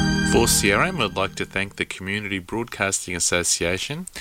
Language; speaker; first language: English; native; English